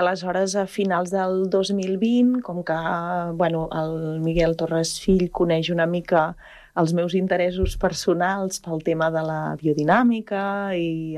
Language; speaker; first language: Catalan; native; Catalan